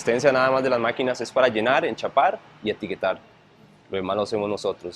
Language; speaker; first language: Spanish; native; Spanish